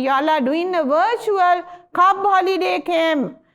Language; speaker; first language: English; non-native, local second language; Sinhala